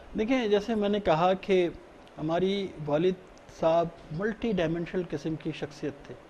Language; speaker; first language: Urdu; non-native, local second language; Baluchi